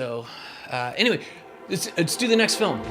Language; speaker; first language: English; native; English